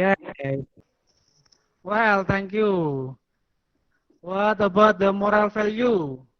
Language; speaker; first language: English; non-native, fluent; Indonesian